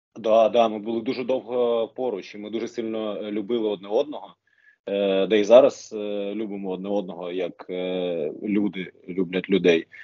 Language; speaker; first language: Ukrainian; non-native, local second language; Russian